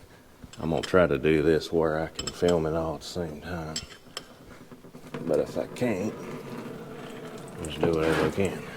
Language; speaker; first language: English; native; English